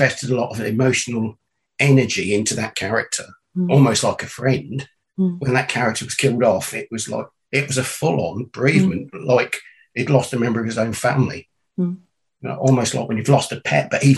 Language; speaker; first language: English; native; English